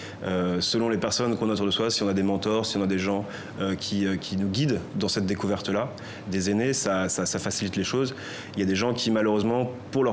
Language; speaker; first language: French; native; French